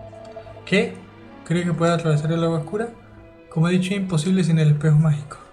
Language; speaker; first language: Spanish; native; Spanish